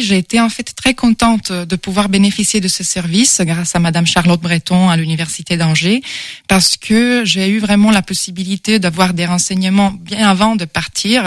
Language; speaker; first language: French; non-native, fluent; Italian